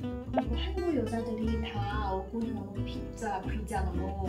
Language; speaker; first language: Korean; non-native, fluent; Chinese